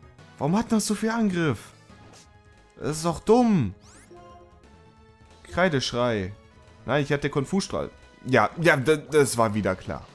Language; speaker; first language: German; native; German